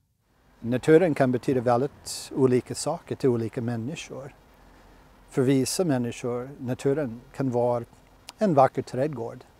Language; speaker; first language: Swedish; non-native, fluent; English